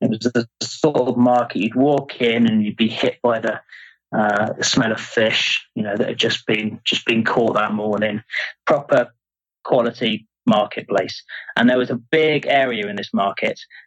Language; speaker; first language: English; native; English